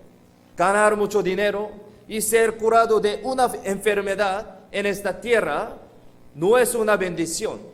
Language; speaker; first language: Spanish; non-native, fluent; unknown